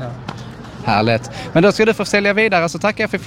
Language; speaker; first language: Swedish; native; Swedish